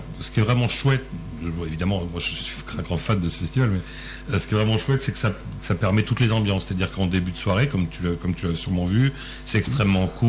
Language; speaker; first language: French; native; French